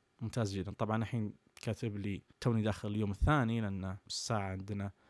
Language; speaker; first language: Arabic; native; Arabic